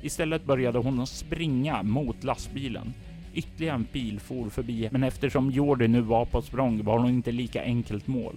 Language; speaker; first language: Swedish; native; Swedish